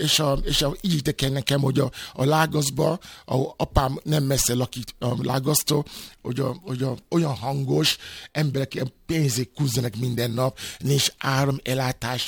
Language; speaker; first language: Hungarian; non-native, fluent; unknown